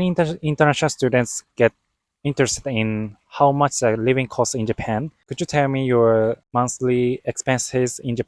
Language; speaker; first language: English; non-native, fluent; Japanese